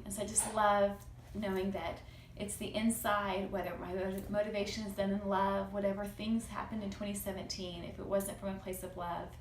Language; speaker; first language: English; native; English